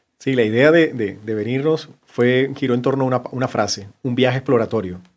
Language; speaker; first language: Spanish; native; Spanish